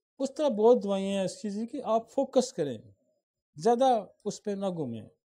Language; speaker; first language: Urdu; non-native, local second language; Saraiki